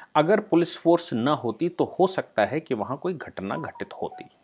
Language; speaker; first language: Hindi; native; Hindi